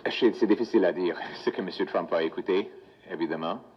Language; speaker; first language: French; non-native, local second language; English